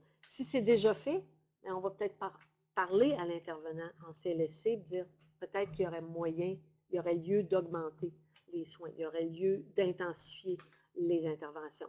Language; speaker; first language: French; native; French